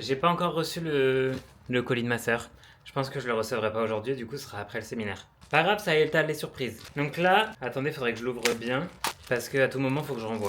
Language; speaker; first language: French; native; French